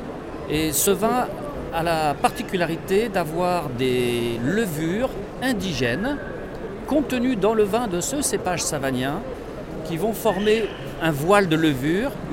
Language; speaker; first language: French; native; French